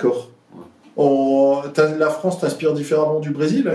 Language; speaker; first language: French; native; French